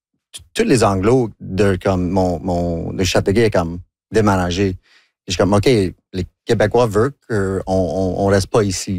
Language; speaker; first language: French; non-native, local second language; English